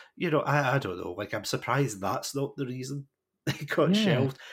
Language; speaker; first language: English; native; English